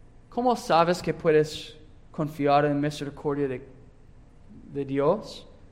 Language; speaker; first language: Spanish; non-native, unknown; English